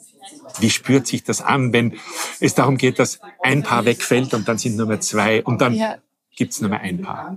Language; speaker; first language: German; native; German